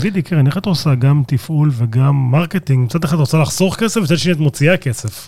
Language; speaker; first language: Hebrew; native; Hebrew